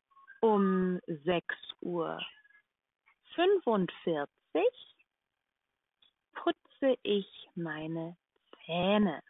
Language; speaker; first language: German; non-native, fluent; English